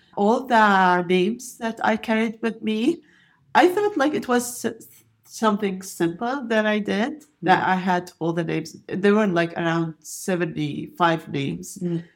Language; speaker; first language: English; non-native, fluent; Arabic